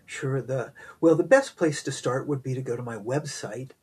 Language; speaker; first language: English; native; English